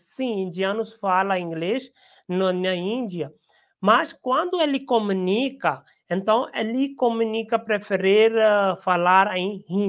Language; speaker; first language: Portuguese; non-native, learner; Hindi